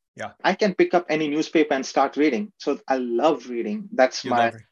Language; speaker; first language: English; non-native, local second language; Marathi